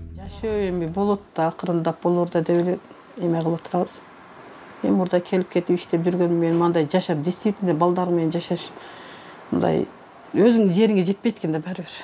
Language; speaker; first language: Kyrgyz; native; Kyrgyz